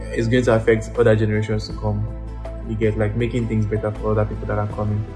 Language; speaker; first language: English; non-native, local second language; Yoruba